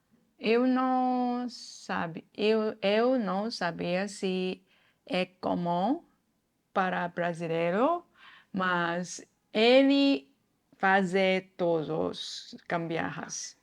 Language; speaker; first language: Portuguese; non-native, learner; Japanese